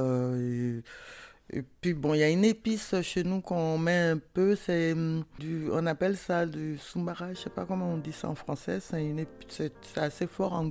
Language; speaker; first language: French; non-native, local second language; Bambara